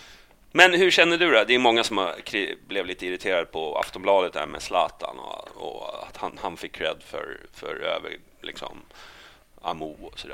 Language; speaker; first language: Swedish; native; Swedish